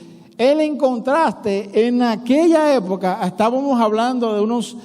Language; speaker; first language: Spanish; native; Spanish